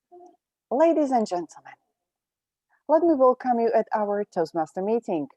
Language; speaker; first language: English; non-native, fluent; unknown